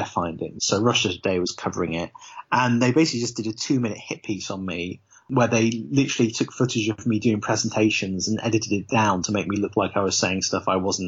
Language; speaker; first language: English; native; English